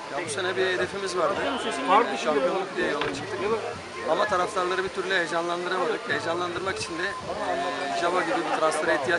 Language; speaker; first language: Turkish; native; Turkish